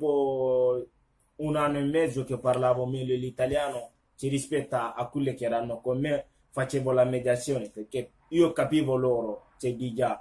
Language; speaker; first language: Italian; non-native, fluent; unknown